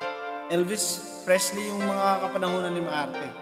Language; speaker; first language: Filipino; native; Filipino